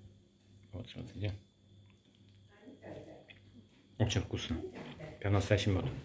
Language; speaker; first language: Russian; non-native, learner; Azerbaijani